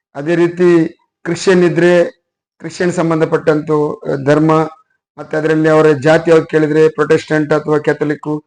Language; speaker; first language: Kannada; non-native, local second language; Urdu